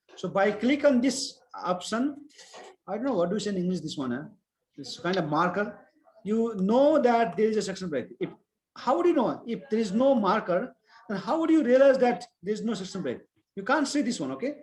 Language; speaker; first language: English; non-native, local second language; Nepali